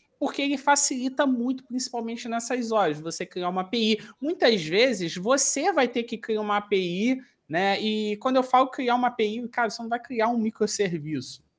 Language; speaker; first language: Portuguese; native; Portuguese